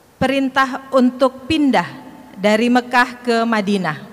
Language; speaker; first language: Indonesian; non-native, fluent; Arabic